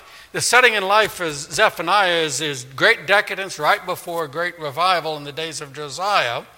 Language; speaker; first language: English; native; English